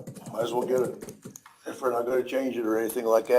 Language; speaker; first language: English; native; English